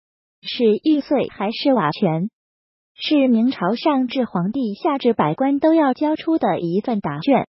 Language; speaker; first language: Chinese; native; Chinese